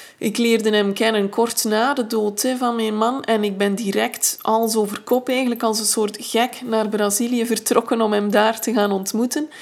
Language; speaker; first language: Dutch; native; Dutch